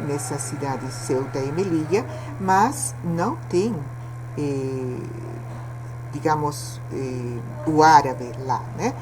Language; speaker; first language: Portuguese; non-native, fluent; Spanish